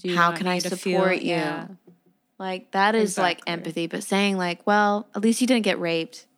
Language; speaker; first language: English; native; English